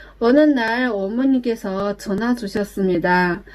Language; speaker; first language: Korean; non-native, learner; Chinese